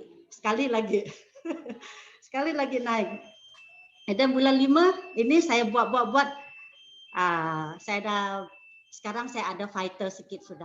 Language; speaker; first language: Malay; non-native, local second language; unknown